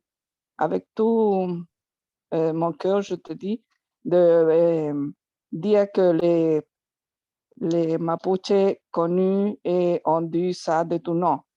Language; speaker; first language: French; non-native, learner; Spanish